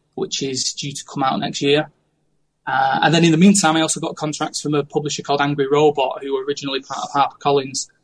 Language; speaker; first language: English; native; English